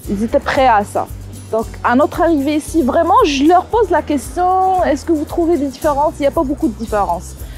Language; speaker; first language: French; non-native, local second language; Arabic